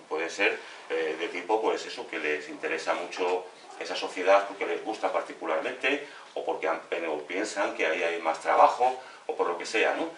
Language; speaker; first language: Spanish; native; Spanish